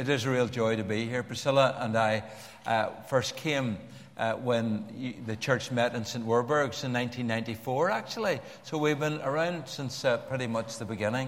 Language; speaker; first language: English; native; English